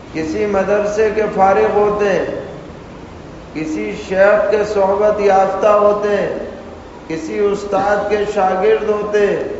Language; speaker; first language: Urdu; native; Urdu